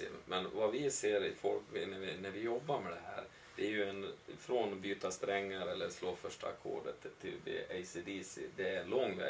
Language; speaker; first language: Swedish; native; Swedish